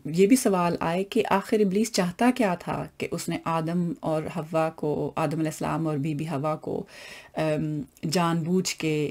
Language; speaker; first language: Urdu; non-native, local second language; Punjabi